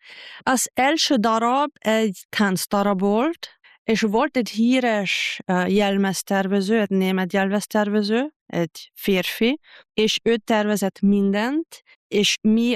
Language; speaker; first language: Hungarian; non-native, learner; German